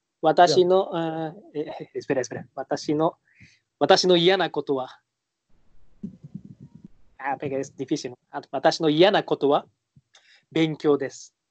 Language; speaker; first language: Japanese; non-native, learner; Spanish